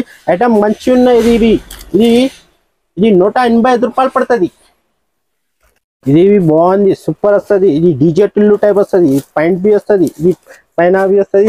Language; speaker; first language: Telugu; non-native, local second language; Urdu